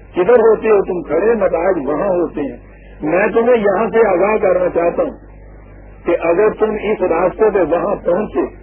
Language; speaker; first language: Urdu; non-native, local second language; Punjabi